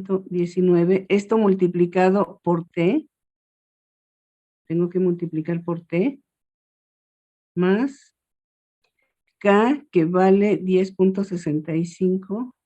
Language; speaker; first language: Spanish; native; Spanish